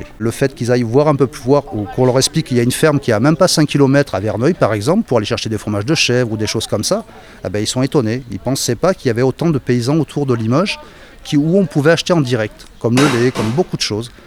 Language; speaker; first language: French; native; French